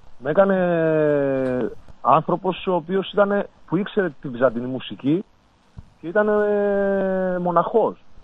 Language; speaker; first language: Greek; native; Greek